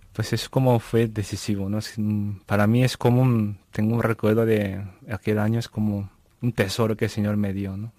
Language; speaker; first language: Spanish; non-native, fluent; Japanese